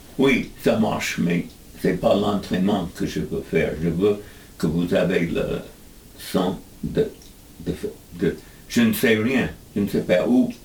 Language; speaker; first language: French; non-native, learner; English